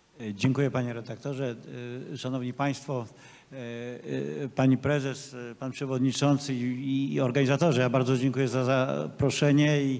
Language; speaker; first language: Polish; native; Polish